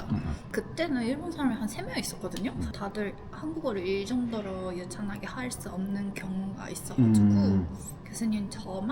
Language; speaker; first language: Korean; non-native, fluent; Japanese